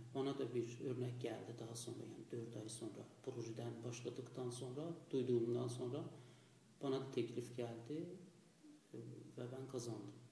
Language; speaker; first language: Turkish; non-native, fluent; Azerbaijani